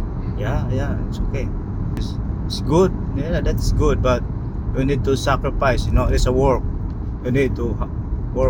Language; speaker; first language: English; non-native, learner; Nepali